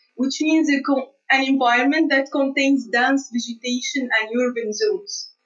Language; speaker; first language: English; non-native, fluent; Arabic